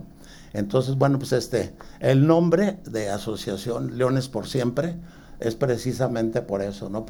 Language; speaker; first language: Spanish; native; Spanish